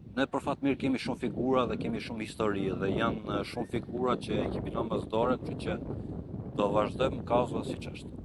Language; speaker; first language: Albanian; native; Albanian